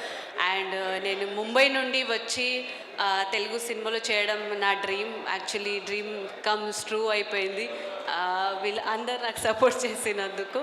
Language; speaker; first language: Telugu; non-native, fluent; Marathi